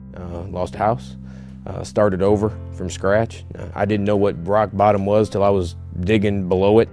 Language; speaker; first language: English; native; English